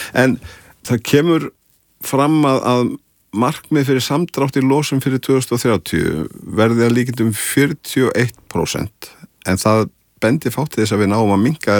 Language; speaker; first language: Icelandic; native; Icelandic